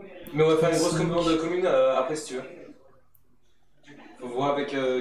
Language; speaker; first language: French; native; French